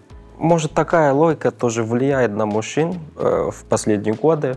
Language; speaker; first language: Russian; non-native, fluent; Korean